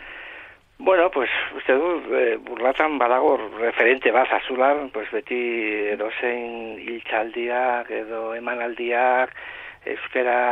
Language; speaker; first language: Basque; non-native, local second language; Spanish